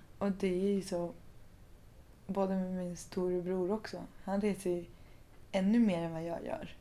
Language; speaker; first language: Swedish; early bilingual, other home language; Persian